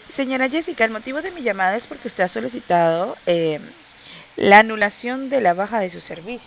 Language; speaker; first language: Spanish; native; Spanish